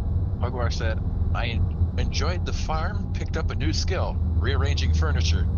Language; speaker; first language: English; native; English